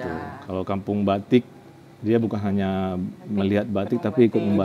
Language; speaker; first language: Indonesian; native; Indonesian